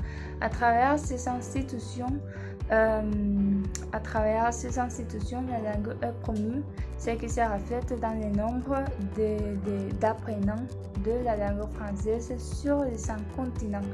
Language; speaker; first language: French; non-native, learner; Spanish